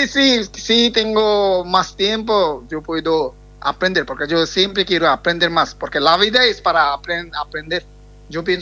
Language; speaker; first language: Spanish; non-native, fluent; Bangla